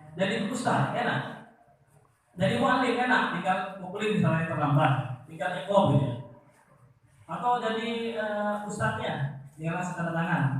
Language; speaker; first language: Indonesian; non-native, local second language; Madurese